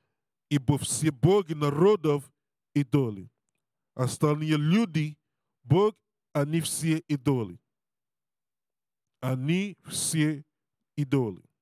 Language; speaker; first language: Russian; non-native, learner; Portuguese